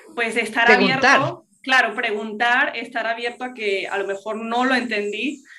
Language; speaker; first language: Spanish; non-native, local second language; English